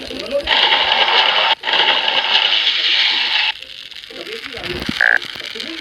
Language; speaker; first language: Hebrew; native; Hebrew